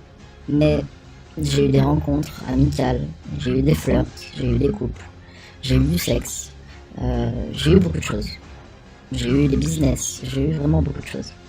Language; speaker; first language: French; native; French